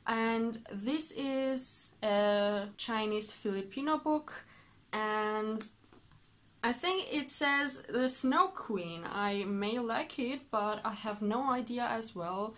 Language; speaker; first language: English; non-native, fluent; Persian